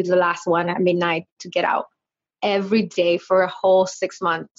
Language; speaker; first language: English; non-native, fluent; Spanish